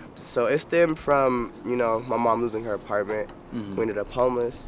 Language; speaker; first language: English; native; English